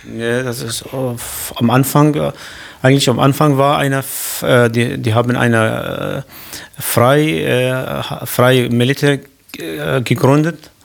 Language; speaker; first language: German; non-native, learner; Kurdish